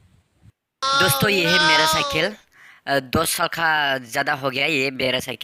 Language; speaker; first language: Hindi; non-native, local second language; Bodo